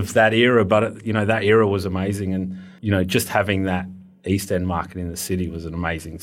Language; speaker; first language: English; native; English